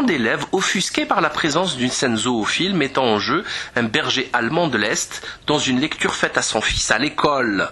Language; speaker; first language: French; native; French